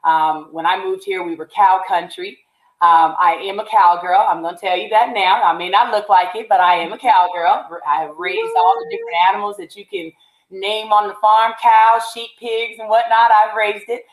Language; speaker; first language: English; native; English